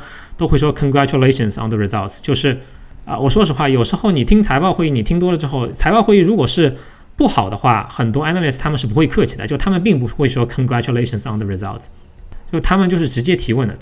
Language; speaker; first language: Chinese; native; Chinese